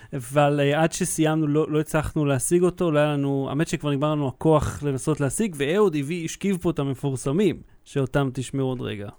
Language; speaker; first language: Hebrew; early bilingual, other home language; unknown